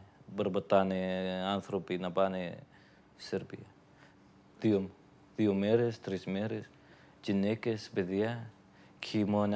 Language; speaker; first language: Greek; non-native, learner; Arabic